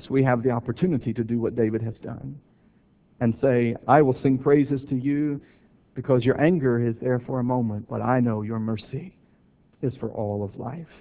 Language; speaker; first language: English; native; English